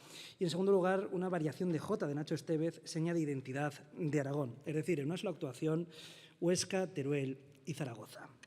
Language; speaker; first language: Spanish; native; Spanish